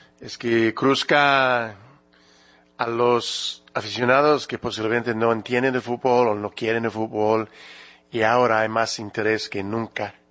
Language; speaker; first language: Spanish; early bilingual, heritage; English